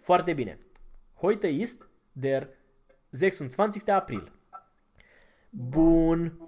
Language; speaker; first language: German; non-native, fluent; Romanian